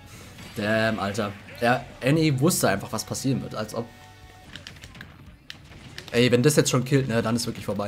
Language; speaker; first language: German; native; German